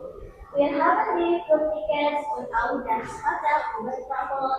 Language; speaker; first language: German; non-native, learner; Indonesian